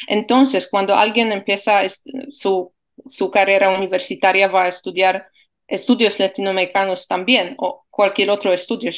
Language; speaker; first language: Spanish; non-native, fluent; Polish